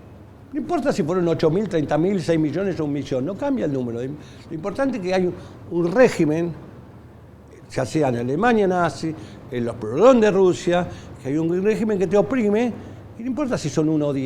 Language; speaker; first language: Spanish; native; Spanish